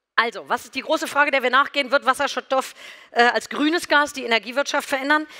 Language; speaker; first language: German; native; German